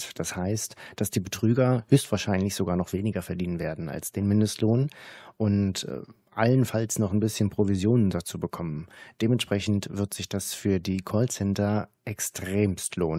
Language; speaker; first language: German; native; German